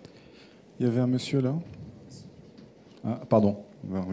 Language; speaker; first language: French; non-native, learner; Estonian